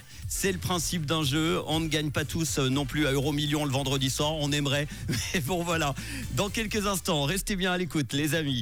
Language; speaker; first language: French; native; French